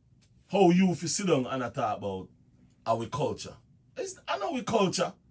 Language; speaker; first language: English; native; English